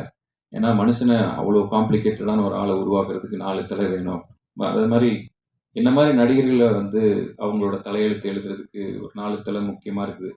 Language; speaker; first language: Tamil; native; Tamil